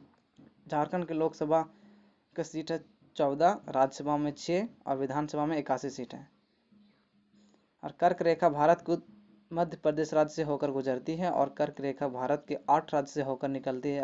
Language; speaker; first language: Hindi; native; Hindi